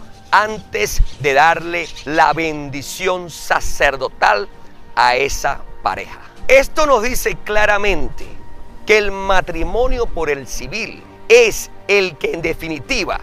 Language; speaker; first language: Spanish; native; Spanish